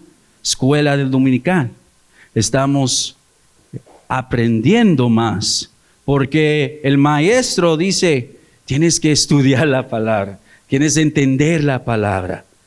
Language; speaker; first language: Spanish; early bilingual, heritage; English